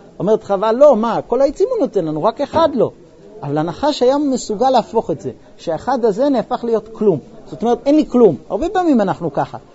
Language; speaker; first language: Hebrew; non-native, fluent; English